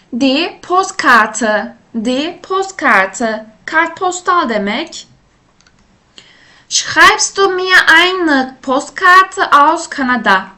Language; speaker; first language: German; non-native, fluent; Turkish